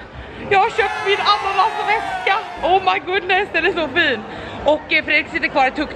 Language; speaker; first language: Swedish; native; Swedish